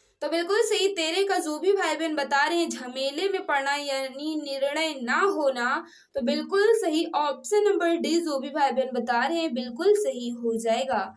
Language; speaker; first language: Hindi; native; Hindi